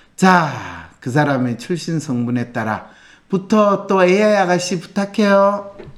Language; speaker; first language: Korean; native; Korean